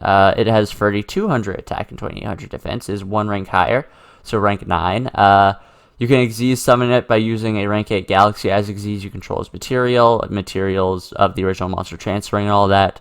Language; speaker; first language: English; native; English